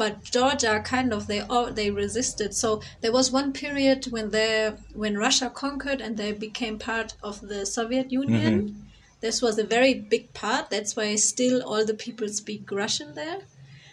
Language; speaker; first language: English; non-native, fluent; German